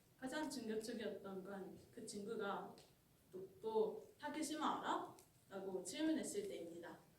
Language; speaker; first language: Korean; non-native, fluent; Japanese